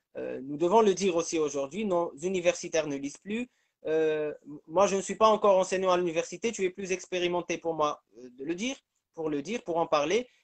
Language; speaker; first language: French; non-native, local second language; Arabic